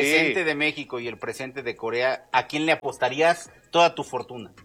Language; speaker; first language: Spanish; native; Spanish